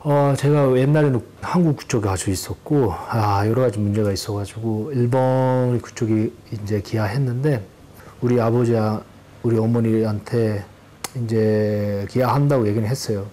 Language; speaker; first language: Korean; non-native, fluent; Japanese